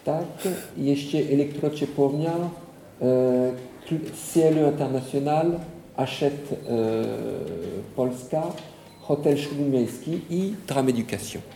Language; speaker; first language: Polish; non-native, fluent; French